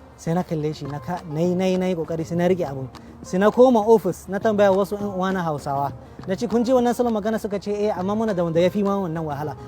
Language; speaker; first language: Hausa; non-native, local second language; Arabic